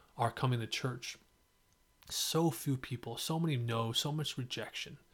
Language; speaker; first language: English; native; English